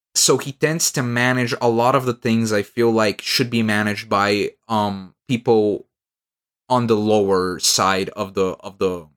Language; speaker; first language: English; non-native, fluent; Bulgarian